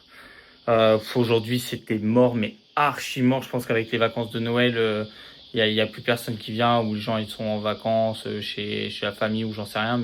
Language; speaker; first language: French; native; French